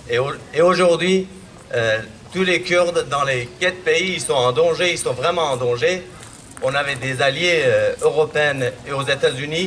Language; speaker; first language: French; non-native, fluent; Kurdish